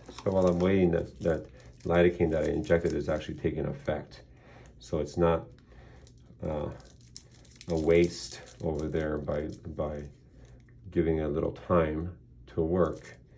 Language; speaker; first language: English; early bilingual, other home language; Spanish